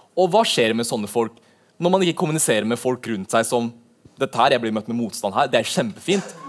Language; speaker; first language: Norwegian; native; Norwegian